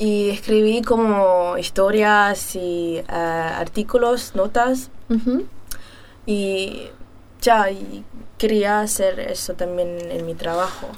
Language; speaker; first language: Spanish; early bilingual, heritage; German